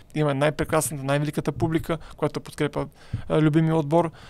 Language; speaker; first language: Bulgarian; native; Bulgarian